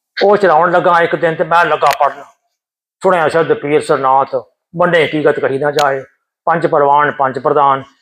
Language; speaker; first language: Punjabi; early bilingual, heritage; Punjabi